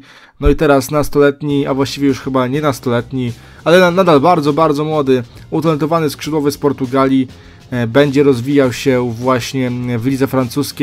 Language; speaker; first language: Polish; native; Polish